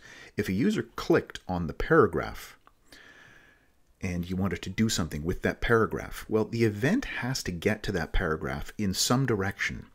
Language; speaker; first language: English; native; English